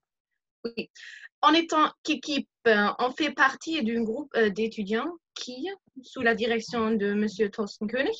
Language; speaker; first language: French; non-native, fluent; German